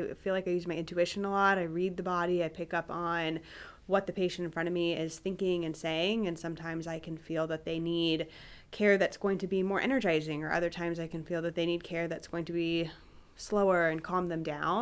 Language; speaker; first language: English; native; English